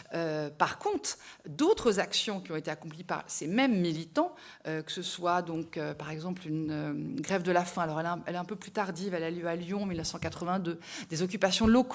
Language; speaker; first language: French; native; French